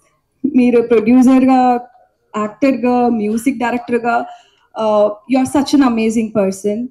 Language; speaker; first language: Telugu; non-native, learner; Tamil